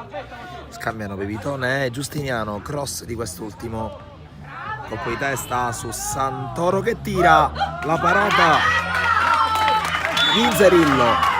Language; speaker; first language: Italian; native; Italian